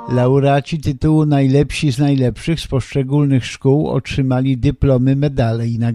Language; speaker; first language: Polish; native; Polish